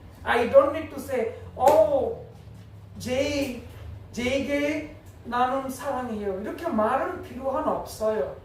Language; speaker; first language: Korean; non-native, learner; English